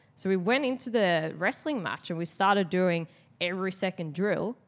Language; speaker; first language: English; non-native, fluent; Swedish